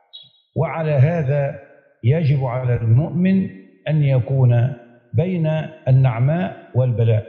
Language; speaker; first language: Arabic; native; Arabic